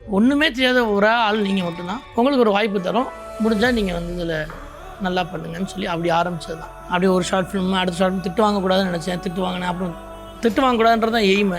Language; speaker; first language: Tamil; native; Tamil